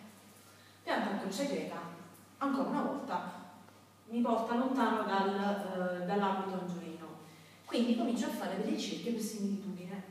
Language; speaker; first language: Italian; native; Italian